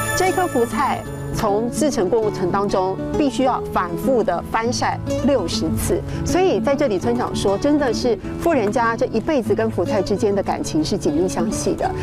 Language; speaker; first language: Chinese; native; Chinese